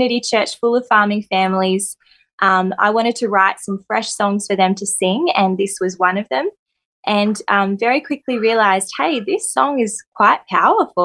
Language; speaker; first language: English; native; English